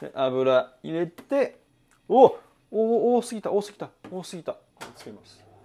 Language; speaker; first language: Japanese; non-native, fluent; Chinese